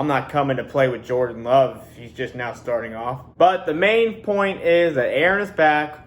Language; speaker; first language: English; native; English